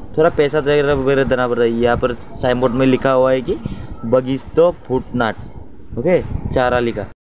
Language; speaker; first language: Hindi; non-native, local second language; Assamese